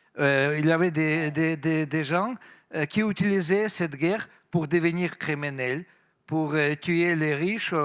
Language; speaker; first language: French; non-native, fluent; Russian